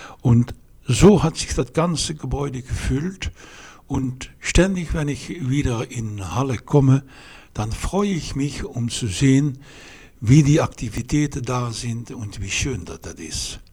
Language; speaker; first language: German; non-native, fluent; Dutch